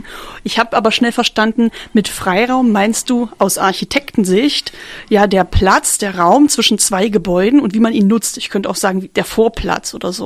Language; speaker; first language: German; native; German